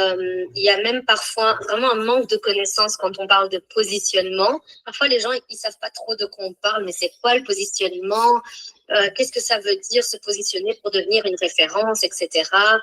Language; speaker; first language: French; native; French